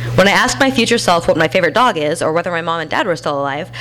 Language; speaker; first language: English; native; English